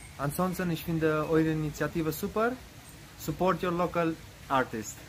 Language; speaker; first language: German; non-native, fluent; Romanian